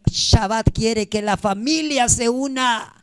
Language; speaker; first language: Spanish; native; Spanish